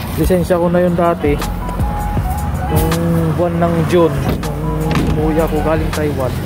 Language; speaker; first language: Filipino; non-native, local second language; Iloko